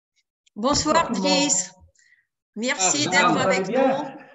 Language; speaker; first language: French; non-native, fluent; Russian